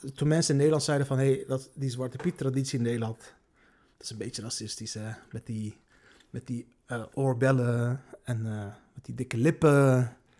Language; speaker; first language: Dutch; early bilingual, other home language; Turkish